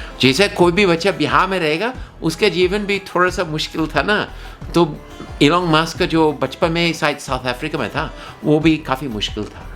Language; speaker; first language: Hindi; non-native, fluent; English